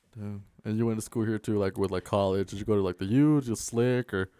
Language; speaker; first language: English; native; English